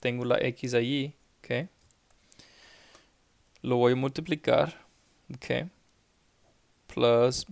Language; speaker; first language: Spanish; early bilingual, heritage; English